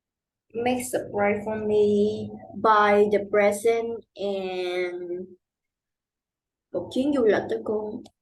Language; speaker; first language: English; non-native, learner; Vietnamese